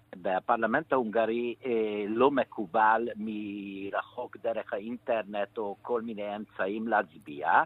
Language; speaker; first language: Hebrew; non-native, fluent; Hungarian